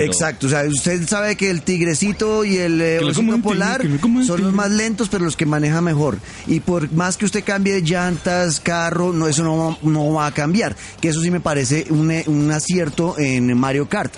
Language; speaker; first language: Spanish; native; Spanish